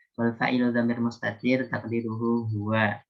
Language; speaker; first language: Arabic; non-native, learner; Indonesian